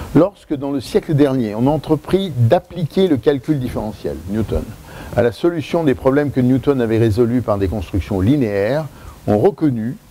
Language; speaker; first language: French; native; French